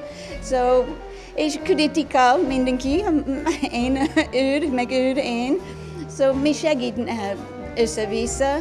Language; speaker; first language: Hungarian; non-native, learner; English